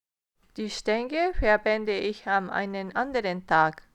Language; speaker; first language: German; non-native, fluent; Japanese